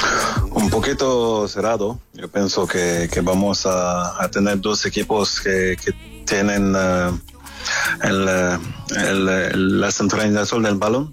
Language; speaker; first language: Spanish; non-native, fluent; French